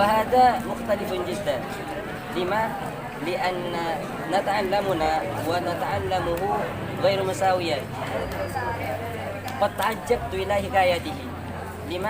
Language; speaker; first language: Arabic; non-native, learner; Indonesian